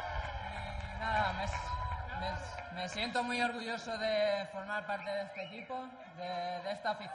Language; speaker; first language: Spanish; native; Spanish